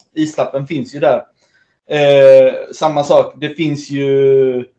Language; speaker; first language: Swedish; early bilingual, other home language; Spanish